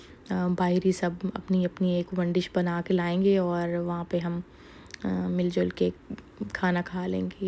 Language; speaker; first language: Urdu; native; Urdu